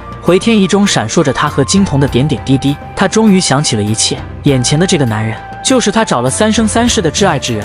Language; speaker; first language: Chinese; native; Chinese